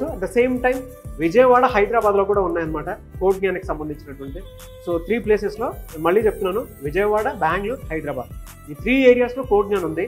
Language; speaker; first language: Telugu; native; Telugu